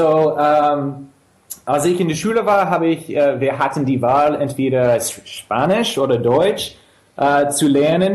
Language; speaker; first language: German; non-native, fluent; English